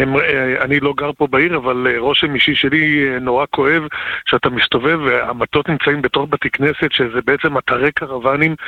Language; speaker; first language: Hebrew; native; Hebrew